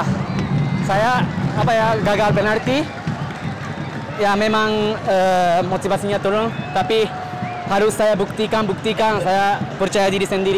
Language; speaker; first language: Indonesian; non-native, learner; Japanese